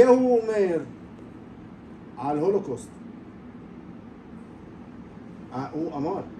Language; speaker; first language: Hebrew; non-native, local second language; Arabic